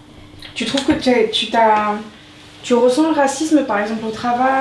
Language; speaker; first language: French; early bilingual, other home language; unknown